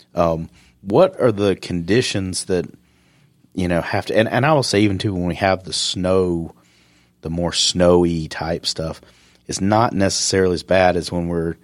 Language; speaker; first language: English; native; English